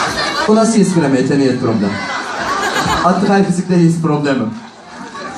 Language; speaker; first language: Russian; non-native, learner; Turkish